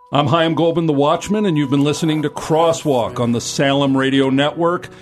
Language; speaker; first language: English; native; English